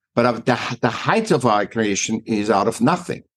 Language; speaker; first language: English; non-native, fluent; German